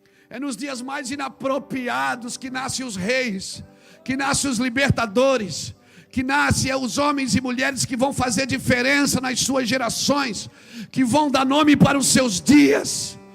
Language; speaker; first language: Portuguese; native; Portuguese